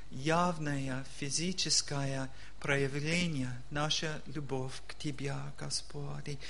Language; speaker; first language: Russian; non-native, learner; English